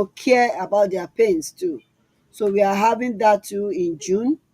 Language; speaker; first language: English; non-native, local second language; Yoruba